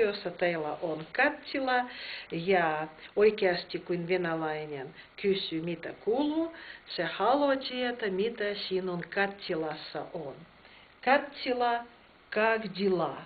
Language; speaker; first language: Finnish; non-native, fluent; Russian